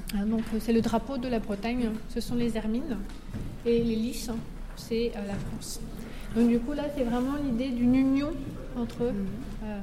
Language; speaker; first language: French; native; French